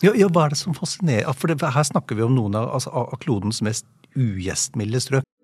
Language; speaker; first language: Norwegian; native; Norwegian